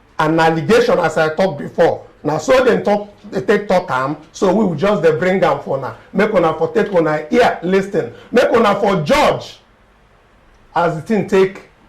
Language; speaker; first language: Nigerian Pidgin; native; Nigerian Pidgin